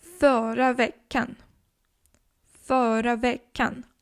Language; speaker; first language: Swedish; non-native, fluent; Ukrainian